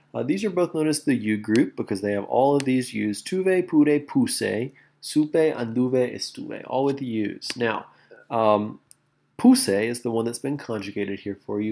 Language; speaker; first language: English; native; English